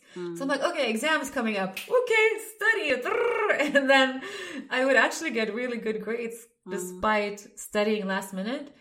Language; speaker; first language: English; non-native, fluent; Swedish